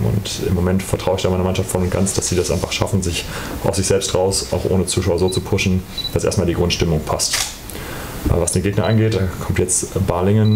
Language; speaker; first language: German; native; German